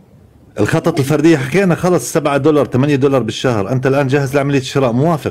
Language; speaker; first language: Arabic; native; Arabic